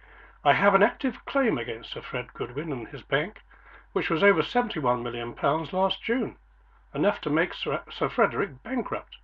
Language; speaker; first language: English; native; English